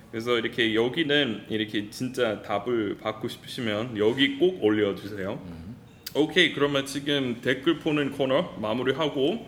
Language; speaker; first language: Korean; non-native, fluent; English